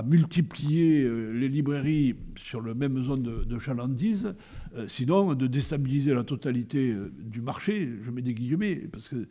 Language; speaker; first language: French; native; French